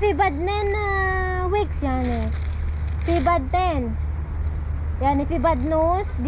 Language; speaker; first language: Arabic; non-native, learner; Filipino